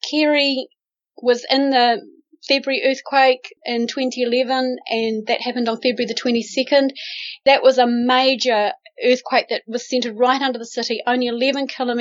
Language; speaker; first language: English; native; English